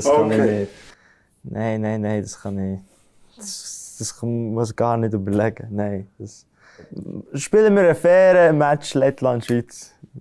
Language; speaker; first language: German; non-native, fluent; Latvian